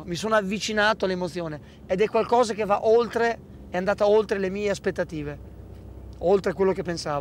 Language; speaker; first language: Italian; native; Italian